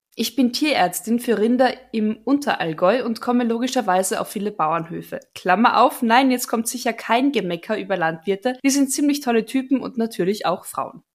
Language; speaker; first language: German; native; German